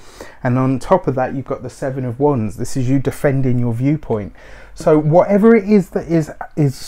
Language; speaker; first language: English; native; English